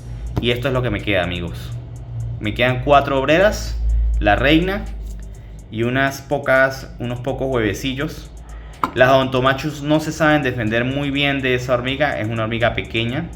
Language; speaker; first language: Spanish; native; Spanish